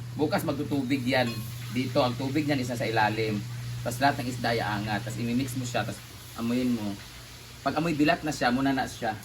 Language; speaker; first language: Filipino; non-native, local second language; Cebuano